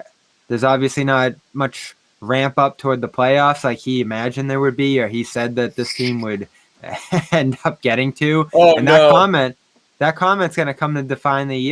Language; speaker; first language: English; native; English